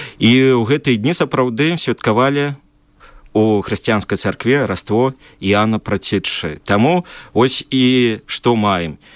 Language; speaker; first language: Belarusian; native; Belarusian